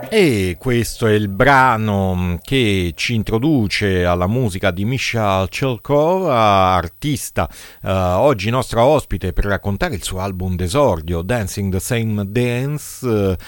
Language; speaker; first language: Italian; native; Italian